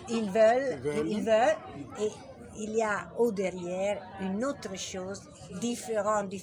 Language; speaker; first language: French; non-native, learner; Italian